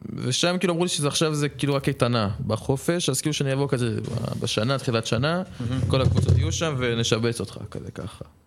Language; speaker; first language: Hebrew; native; Hebrew